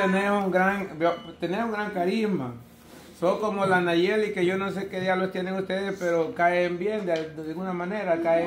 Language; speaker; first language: Spanish; native; Spanish